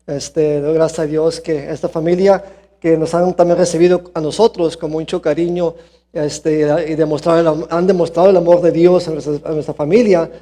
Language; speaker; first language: Spanish; early bilingual, heritage; Spanish